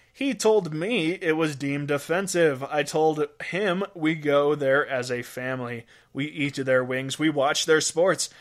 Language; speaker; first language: English; native; English